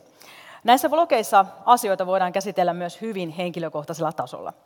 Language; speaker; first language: Finnish; native; Finnish